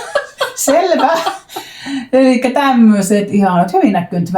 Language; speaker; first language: Finnish; native; Finnish